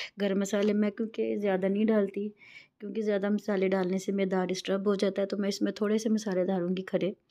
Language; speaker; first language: Urdu; non-native, local second language; Punjabi